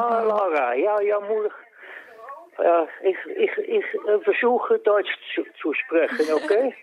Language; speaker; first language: German; non-native, learner; Vietnamese